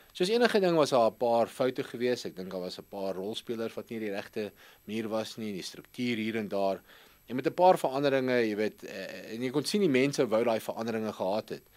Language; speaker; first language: Afrikaans; native; Afrikaans